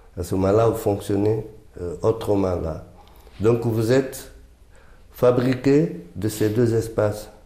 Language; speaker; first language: French; non-native, local second language; Fula